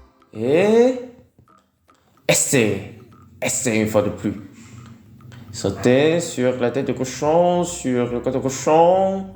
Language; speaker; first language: French; non-native, learner; Vietnamese